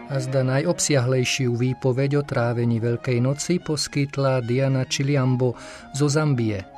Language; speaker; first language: Slovak; native; Slovak